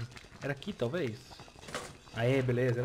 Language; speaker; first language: Portuguese; native; Portuguese